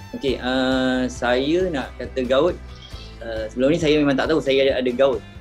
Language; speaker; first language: Malay; native; Malay